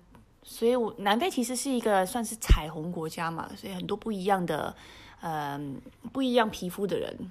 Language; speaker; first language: Chinese; early bilingual, heritage; Chinese